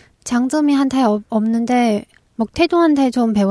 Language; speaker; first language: Korean; non-native, local second language; Chinese